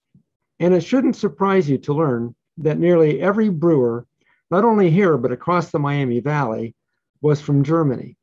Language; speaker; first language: English; native; English